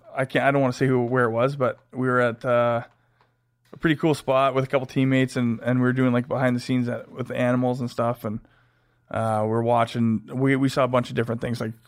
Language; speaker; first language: English; native; English